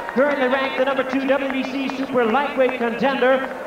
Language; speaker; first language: English; native; English